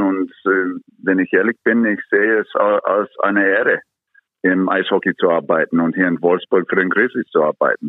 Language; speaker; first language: German; non-native, fluent; English